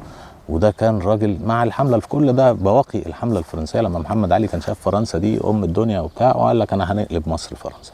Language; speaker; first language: Arabic; native; Arabic